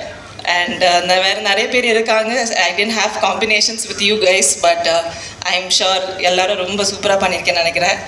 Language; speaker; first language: Tamil; non-native, fluent; Malayalam